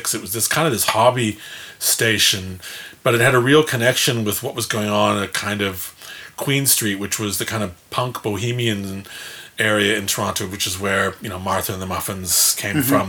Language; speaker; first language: English; native; English